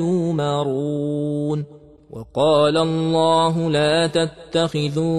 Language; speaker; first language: Arabic; native; Arabic